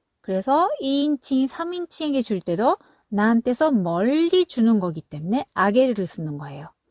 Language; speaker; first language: Korean; non-native, fluent; Japanese